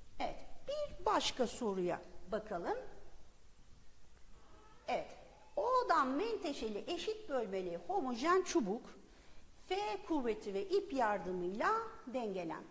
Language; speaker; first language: Turkish; native; Turkish